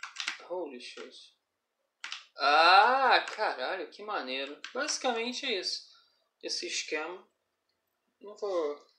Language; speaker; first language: Portuguese; native; Portuguese